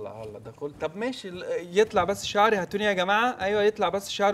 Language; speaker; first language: Arabic; native; Arabic